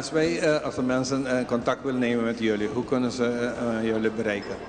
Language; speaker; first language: Dutch; non-native, local second language; Papiamento